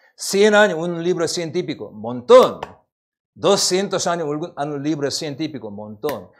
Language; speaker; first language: Spanish; non-native, learner; Korean